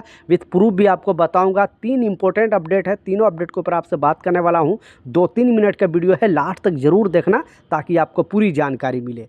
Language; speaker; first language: Hindi; native; Hindi